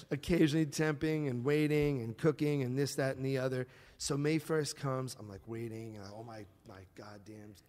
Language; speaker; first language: English; native; English